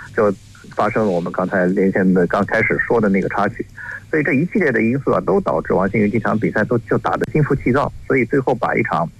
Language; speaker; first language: Chinese; native; Chinese